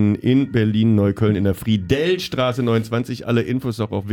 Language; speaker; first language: German; native; German